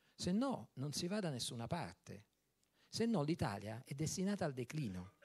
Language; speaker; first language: Italian; native; Italian